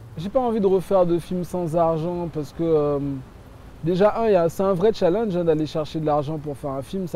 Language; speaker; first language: French; early bilingual, other home language; Haitian Creole